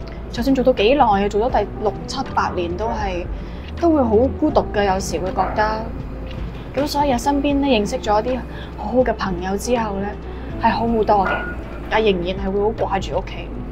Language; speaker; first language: Cantonese; early bilingual, heritage; Cantonese